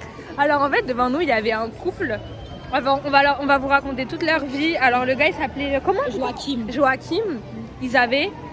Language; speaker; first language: French; native; French